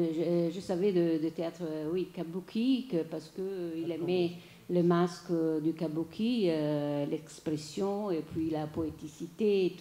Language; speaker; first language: French; non-native, fluent; Italian